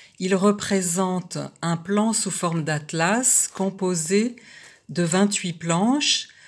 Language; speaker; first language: French; native; French